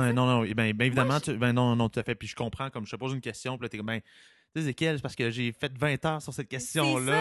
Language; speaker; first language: French; native; French